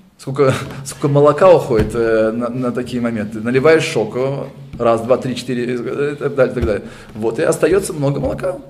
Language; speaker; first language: Russian; early bilingual, heritage; Russian